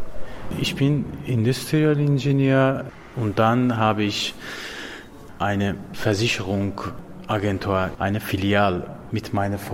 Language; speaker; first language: German; non-native, learner; Persian